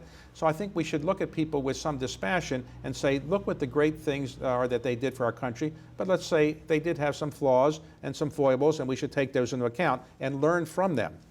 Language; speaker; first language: English; native; English